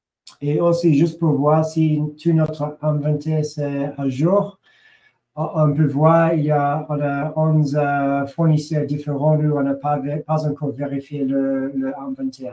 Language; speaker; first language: French; non-native, learner; English